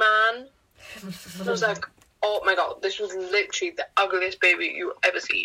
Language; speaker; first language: English; native; English